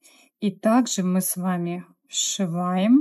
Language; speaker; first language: Russian; native; Russian